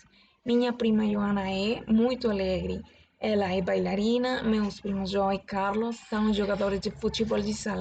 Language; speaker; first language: Portuguese; non-native, learner; Spanish